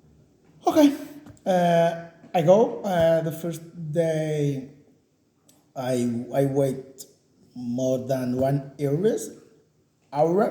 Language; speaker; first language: English; non-native, learner; Portuguese